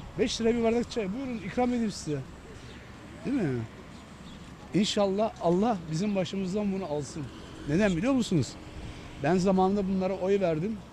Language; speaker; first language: Turkish; native; Turkish